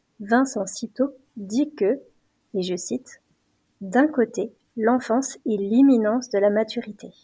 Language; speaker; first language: French; native; French